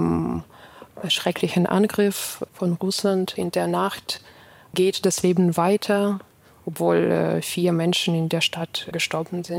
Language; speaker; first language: German; non-native, fluent; Ukrainian